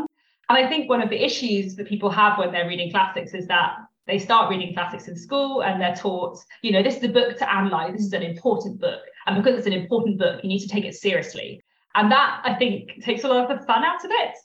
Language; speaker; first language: English; native; English